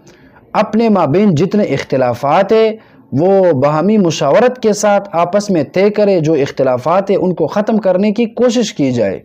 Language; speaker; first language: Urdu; non-native, local second language; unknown